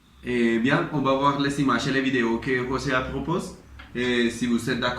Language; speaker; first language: French; non-native, learner; Spanish